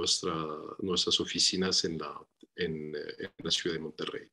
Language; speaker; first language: Spanish; non-native, fluent; French